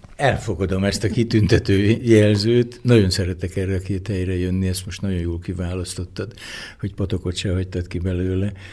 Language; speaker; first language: Hungarian; native; Hungarian